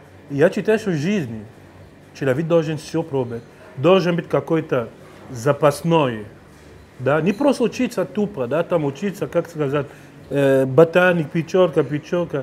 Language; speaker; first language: Russian; non-native, fluent; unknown